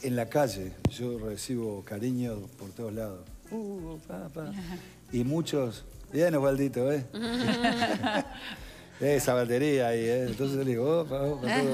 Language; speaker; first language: Spanish; native; Spanish